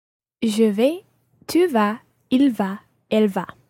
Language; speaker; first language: French; non-native, learner; English